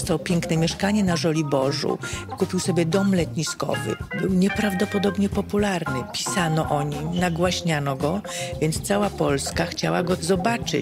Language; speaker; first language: Polish; native; Polish